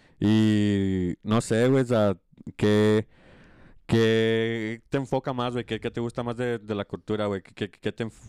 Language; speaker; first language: Spanish; early bilingual, heritage; Spanish